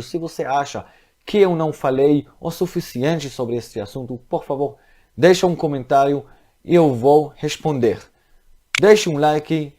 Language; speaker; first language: Portuguese; non-native, fluent; Hebrew